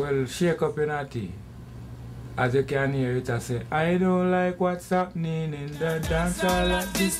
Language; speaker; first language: English; non-native, local second language; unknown